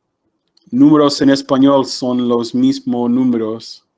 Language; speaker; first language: Spanish; non-native, learner; English